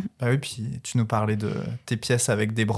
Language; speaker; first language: French; native; French